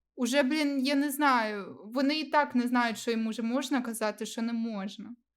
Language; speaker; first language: Ukrainian; non-native, local second language; Russian